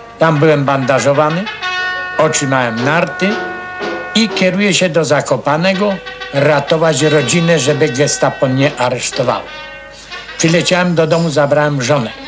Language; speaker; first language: Polish; native; Polish